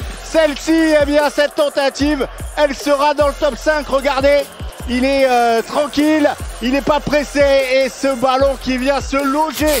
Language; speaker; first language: French; native; French